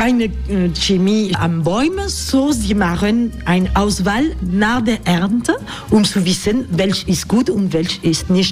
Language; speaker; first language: German; non-native, learner; French